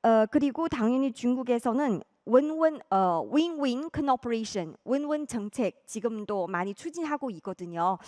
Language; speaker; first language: Korean; non-native, fluent; Chinese